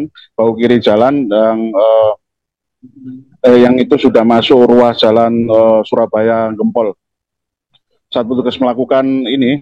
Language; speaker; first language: Indonesian; native; Indonesian